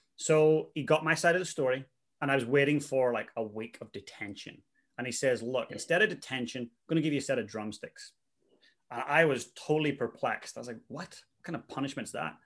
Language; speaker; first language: English; native; English